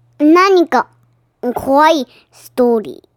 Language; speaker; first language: Japanese; early bilingual, heritage; Japanese